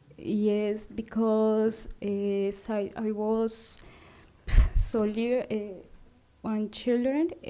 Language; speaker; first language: English; non-native, learner; Spanish